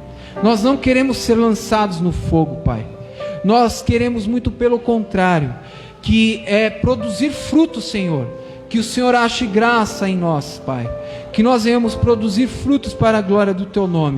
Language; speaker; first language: Portuguese; native; Portuguese